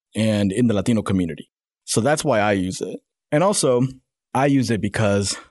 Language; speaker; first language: English; native; English